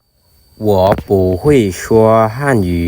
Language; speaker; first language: Chinese; non-native, fluent; Lao